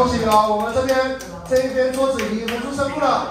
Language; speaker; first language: Chinese; native; Chinese